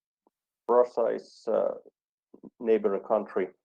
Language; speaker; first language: English; non-native, fluent; Finnish